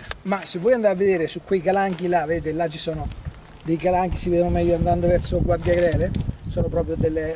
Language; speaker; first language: Italian; native; Italian